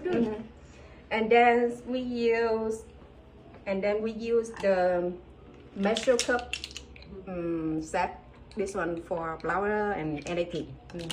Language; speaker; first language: English; non-native, learner; Vietnamese